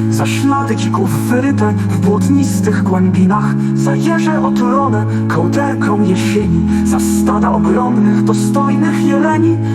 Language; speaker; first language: Polish; native; Polish